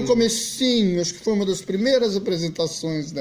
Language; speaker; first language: Portuguese; native; Portuguese